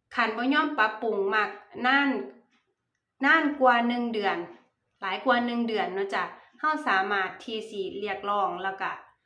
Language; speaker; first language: Thai; native; Thai